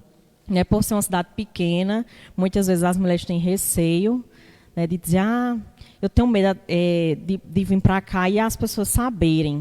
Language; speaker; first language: Portuguese; native; Portuguese